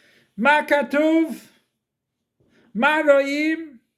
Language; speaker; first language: Hebrew; non-native, fluent; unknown